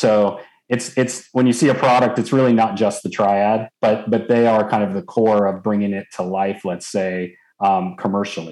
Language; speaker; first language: English; native; English